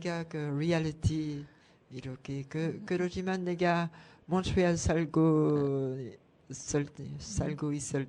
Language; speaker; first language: Korean; non-native, learner; French